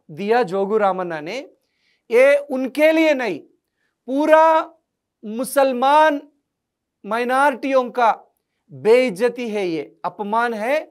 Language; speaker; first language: Hindi; non-native, local second language; Telugu